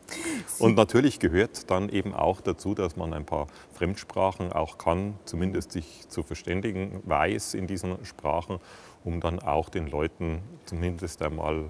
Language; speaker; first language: German; native; German